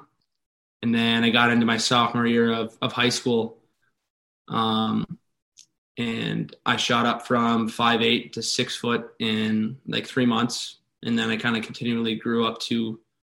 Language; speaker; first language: English; native; English